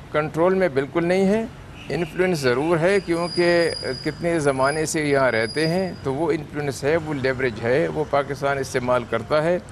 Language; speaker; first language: Urdu; non-native, local second language; Pashto